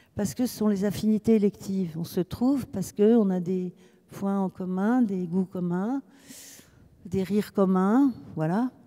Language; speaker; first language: French; native; French